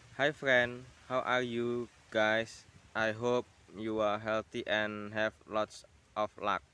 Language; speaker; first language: English; non-native, learner; Indonesian